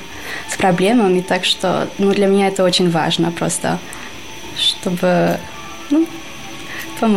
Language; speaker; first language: Russian; non-native, fluent; Albanian